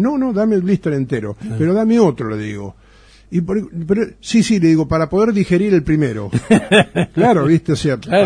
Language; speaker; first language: Spanish; native; Spanish